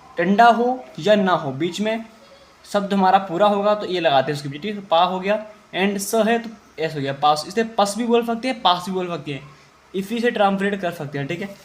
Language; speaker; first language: Hindi; native; Hindi